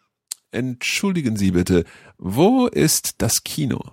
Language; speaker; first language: German; non-native, learner; English